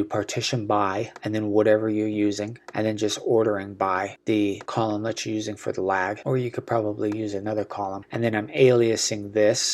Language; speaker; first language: English; native; English